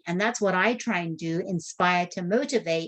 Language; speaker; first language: English; native; English